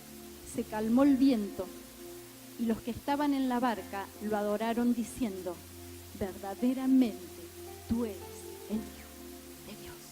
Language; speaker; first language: Spanish; native; Spanish